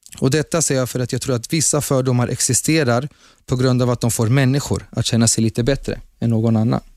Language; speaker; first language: Swedish; early bilingual, other home language; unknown